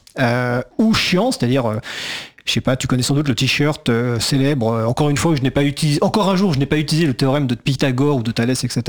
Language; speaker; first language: French; native; French